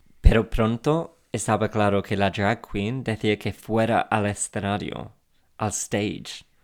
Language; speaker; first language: Spanish; non-native, fluent; English